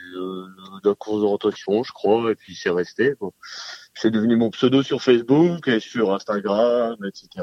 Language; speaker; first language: French; native; French